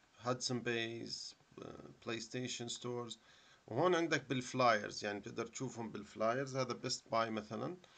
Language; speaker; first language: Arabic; native; Arabic